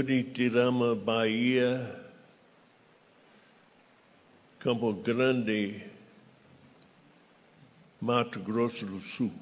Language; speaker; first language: Portuguese; non-native, fluent; English